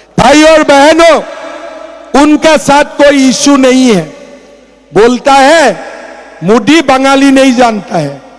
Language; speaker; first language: Hindi; non-native, local second language; Assamese